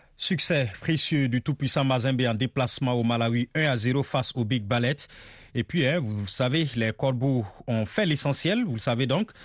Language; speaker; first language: French; non-native, local second language; Mossi